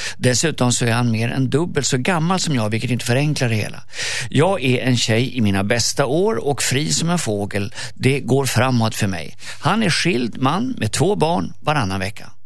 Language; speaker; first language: Swedish; native; Swedish